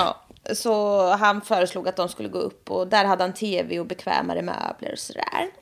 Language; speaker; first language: Swedish; native; Swedish